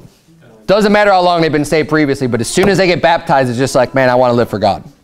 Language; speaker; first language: English; native; English